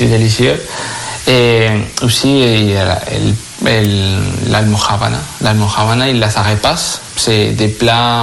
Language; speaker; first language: French; non-native, fluent; Spanish